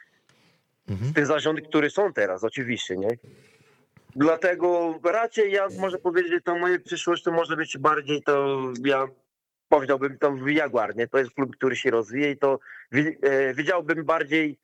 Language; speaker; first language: Polish; non-native, learner; Portuguese